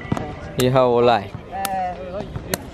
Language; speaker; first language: Chinese; non-native, learner; Indonesian